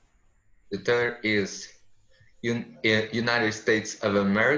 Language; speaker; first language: English; non-native, learner; Portuguese